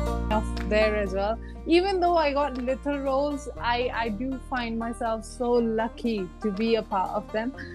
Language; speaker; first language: English; early bilingual, other home language; Punjabi